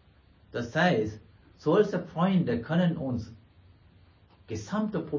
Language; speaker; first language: German; non-native, fluent; Sinhala